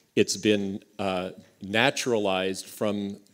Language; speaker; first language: English; native; English